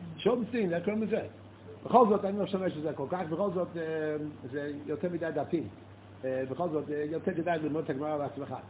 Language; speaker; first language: Hebrew; non-native, fluent; English